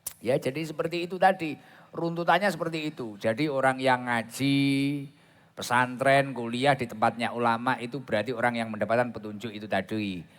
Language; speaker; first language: Indonesian; non-native, local second language; Javanese